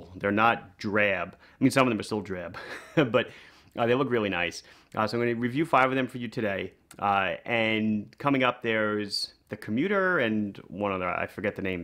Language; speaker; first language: English; native; English